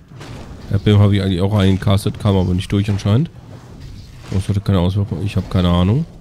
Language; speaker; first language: German; native; German